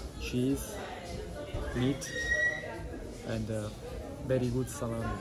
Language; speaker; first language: English; non-native, fluent; Italian